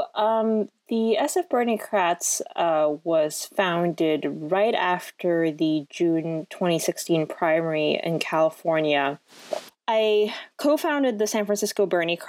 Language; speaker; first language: English; non-native, local second language; Cantonese